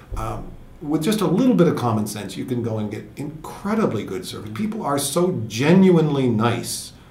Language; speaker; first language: English; native; English